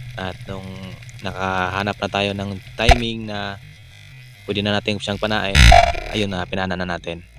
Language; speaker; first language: Filipino; non-native, local second language; Cebuano